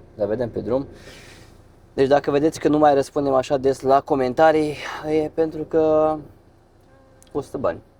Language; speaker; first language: Romanian; native; Romanian